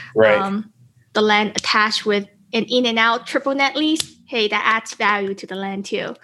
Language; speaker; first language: English; native; English